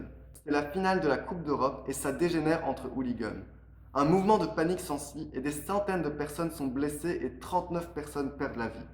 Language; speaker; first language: French; native; French